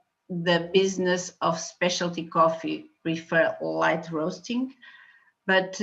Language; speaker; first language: English; non-native, fluent; Portuguese